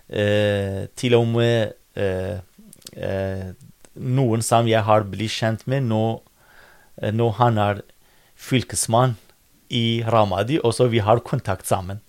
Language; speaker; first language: Norwegian; non-native, fluent; Kurdish